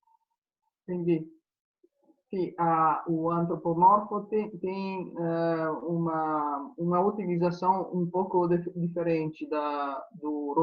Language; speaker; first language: Portuguese; non-native, fluent; Italian